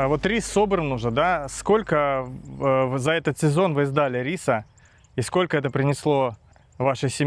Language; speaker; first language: Russian; native; Russian